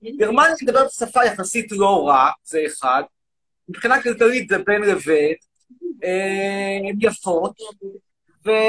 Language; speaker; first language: Hebrew; native; Hebrew